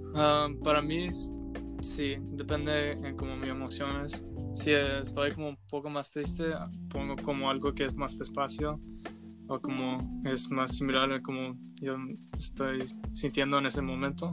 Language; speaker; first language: Spanish; non-native, learner; English